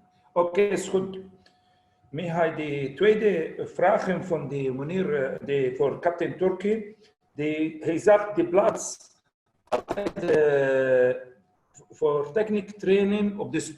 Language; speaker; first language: Dutch; non-native, learner; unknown